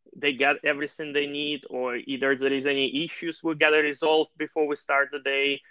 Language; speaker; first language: English; non-native, fluent; Russian